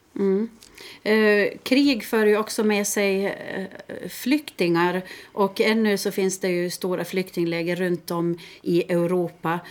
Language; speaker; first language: Swedish; native; Swedish